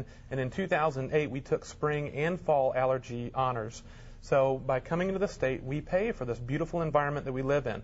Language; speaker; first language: English; native; English